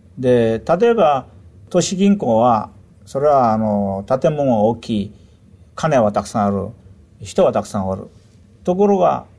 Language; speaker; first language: Japanese; non-native, fluent; Korean